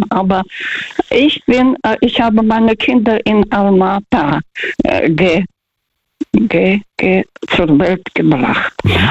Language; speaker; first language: German; non-native, fluent; Russian